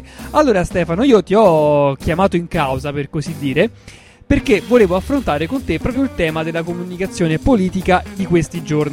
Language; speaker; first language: Italian; native; Italian